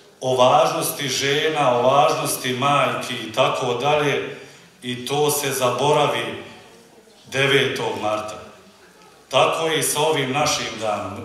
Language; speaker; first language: Croatian; native; Croatian